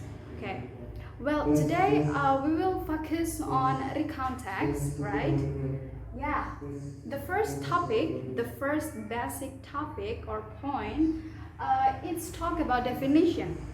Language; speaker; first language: English; non-native, fluent; Indonesian